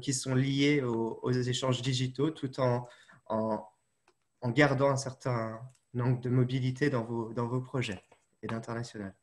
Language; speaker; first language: French; native; French